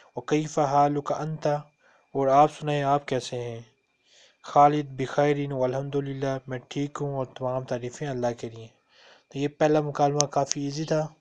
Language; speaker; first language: Urdu; native; Urdu